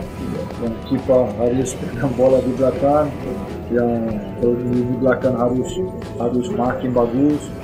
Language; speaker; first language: Indonesian; non-native, fluent; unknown